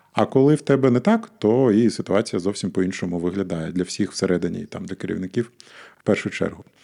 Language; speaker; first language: Ukrainian; non-native, local second language; Russian